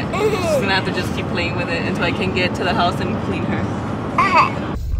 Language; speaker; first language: English; early bilingual, other home language; Spanish